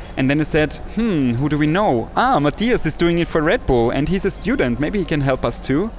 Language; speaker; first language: English; non-native, fluent; German